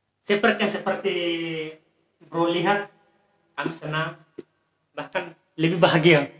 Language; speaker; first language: Indonesian; non-native, fluent; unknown